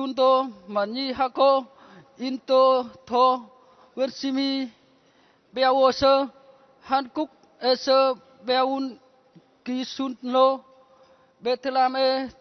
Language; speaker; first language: Korean; non-native, learner; Vietnamese